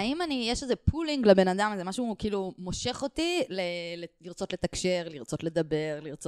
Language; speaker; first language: Hebrew; native; Hebrew